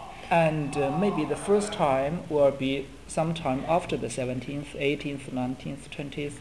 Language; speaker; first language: English; non-native, fluent; Chinese